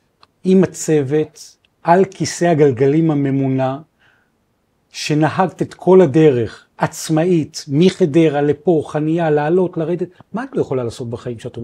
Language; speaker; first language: Hebrew; native; Hebrew